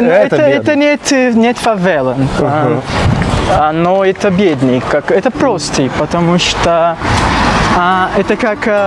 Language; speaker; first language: Russian; non-native, learner; Portuguese